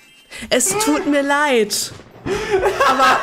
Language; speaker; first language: German; native; German